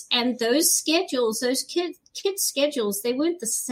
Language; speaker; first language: English; native; English